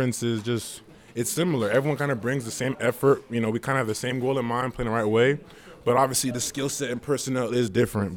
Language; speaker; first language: English; native; English